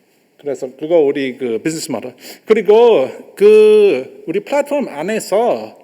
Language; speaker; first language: Korean; non-native, learner; English